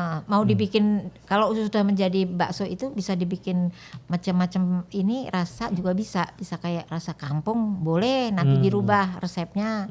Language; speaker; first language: Indonesian; native; Indonesian